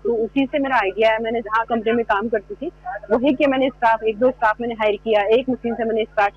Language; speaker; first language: Hindi; native; Hindi